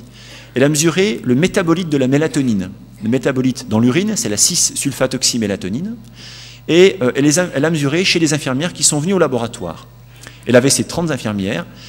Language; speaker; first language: French; native; French